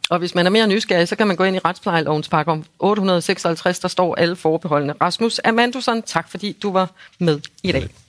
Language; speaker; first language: Danish; native; Danish